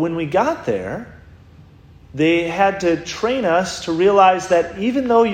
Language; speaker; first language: English; native; English